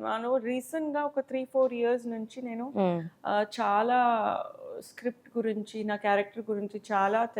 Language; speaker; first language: Telugu; non-native, local second language; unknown